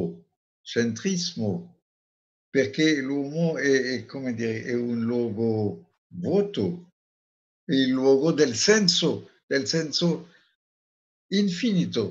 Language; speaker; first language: Italian; non-native, fluent; French